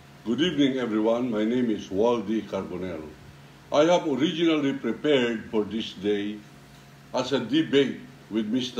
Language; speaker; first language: English; non-native, local second language; Filipino